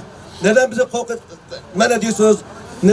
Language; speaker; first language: Turkish; non-native, fluent; Uyghur